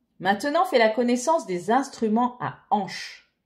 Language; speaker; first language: French; native; French